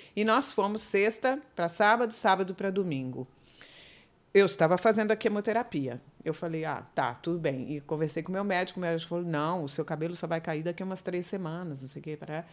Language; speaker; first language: Portuguese; native; Portuguese